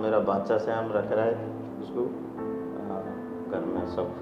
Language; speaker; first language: Hindi; non-native, local second language; Odia